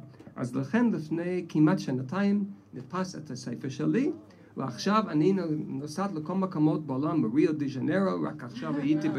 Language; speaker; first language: Hebrew; non-native, fluent; English